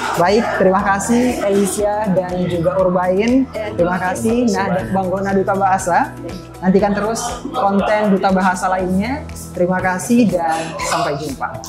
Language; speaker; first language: Indonesian; native; Indonesian